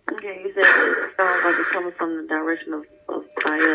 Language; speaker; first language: English; native; English